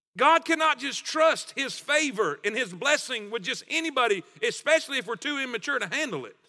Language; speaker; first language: English; native; English